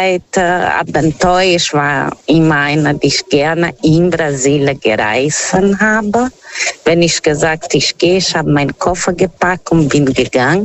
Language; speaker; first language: German; non-native, learner; Portuguese